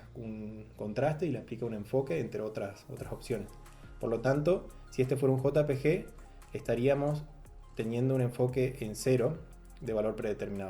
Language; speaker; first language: Spanish; native; Spanish